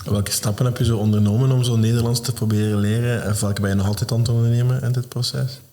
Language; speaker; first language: Dutch; native; Dutch